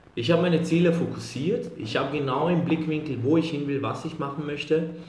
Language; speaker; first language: German; early bilingual, other home language; Serbian